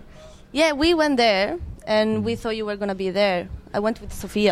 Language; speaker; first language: English; non-native, fluent; Italian